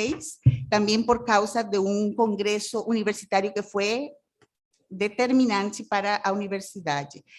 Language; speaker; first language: Portuguese; non-native, fluent; Spanish